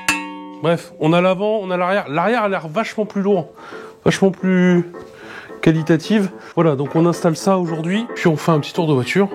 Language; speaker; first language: French; native; French